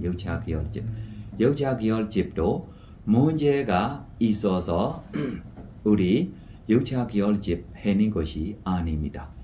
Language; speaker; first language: Korean; non-native, fluent; Burmese